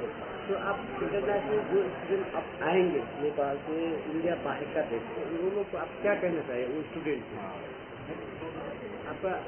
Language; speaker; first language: Hindi; non-native, learner; Nepali